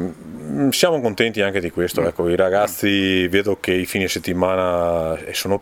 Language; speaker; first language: Italian; native; Italian